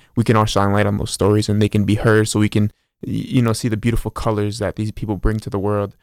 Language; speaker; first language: English; early bilingual, other home language; Spanish